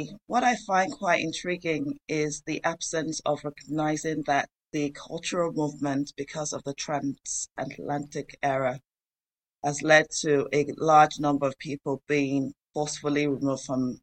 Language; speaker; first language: English; non-native, local second language; Yoruba